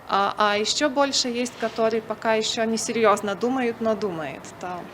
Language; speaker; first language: Russian; non-native, fluent; Lithuanian